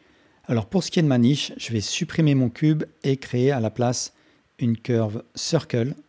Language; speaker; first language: French; native; French